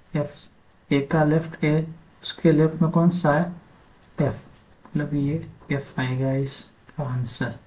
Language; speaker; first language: Hindi; non-native, local second language; Gujarati